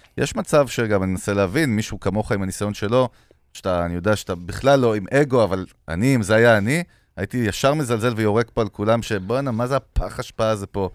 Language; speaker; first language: Hebrew; native; Hebrew